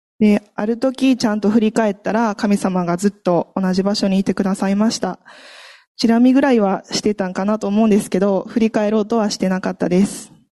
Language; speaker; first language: Japanese; native; Japanese